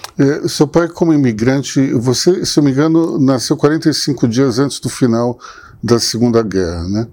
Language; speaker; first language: Portuguese; native; Portuguese